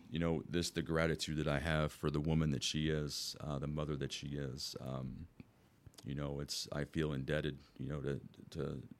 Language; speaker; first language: English; native; English